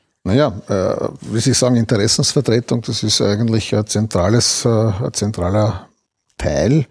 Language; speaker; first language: German; native; German